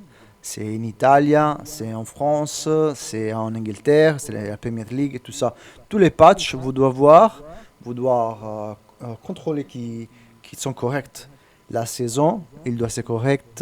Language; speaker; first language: French; non-native, learner; Italian